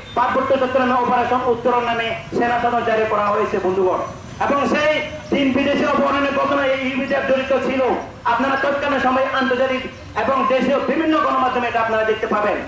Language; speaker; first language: Bangla; non-native, local second language; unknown